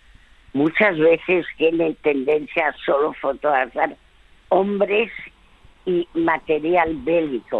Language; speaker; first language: Spanish; early bilingual, other home language; French